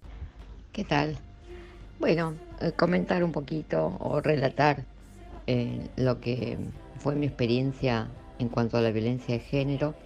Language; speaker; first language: Spanish; native; Spanish